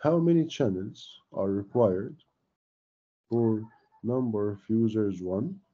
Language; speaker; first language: English; non-native, fluent; Arabic